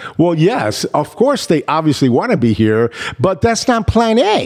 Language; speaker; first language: English; early bilingual, other home language; Spanish